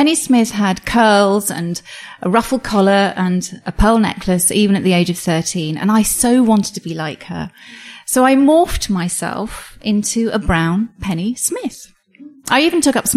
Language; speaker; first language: English; native; English